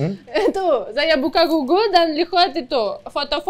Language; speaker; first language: Indonesian; non-native, learner; Russian